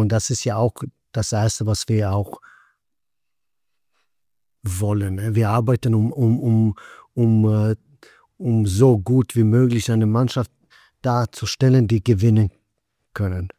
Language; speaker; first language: German; non-native, fluent; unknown